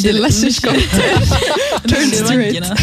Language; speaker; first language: Icelandic; native; Icelandic